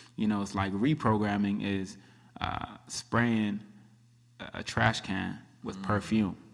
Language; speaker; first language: English; early bilingual, other home language; Akan